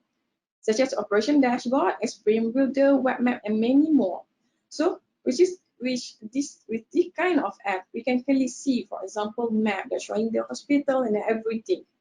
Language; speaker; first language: English; non-native, local second language; Malay